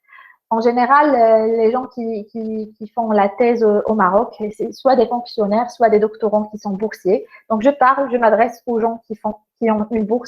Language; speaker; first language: French; non-native, local second language; Arabic